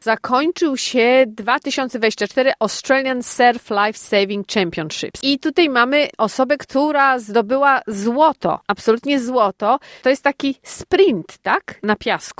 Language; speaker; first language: Polish; native; Polish